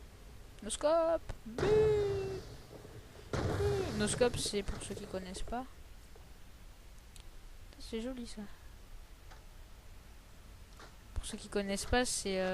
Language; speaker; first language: French; native; French